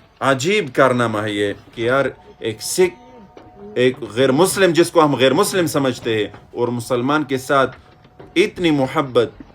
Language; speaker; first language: Urdu; non-native, local second language; Pashto